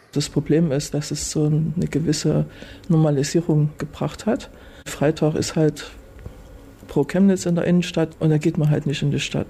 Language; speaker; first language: German; native; German